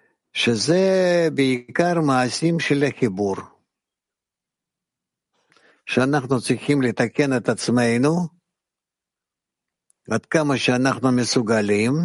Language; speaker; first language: Hebrew; non-native, fluent; Russian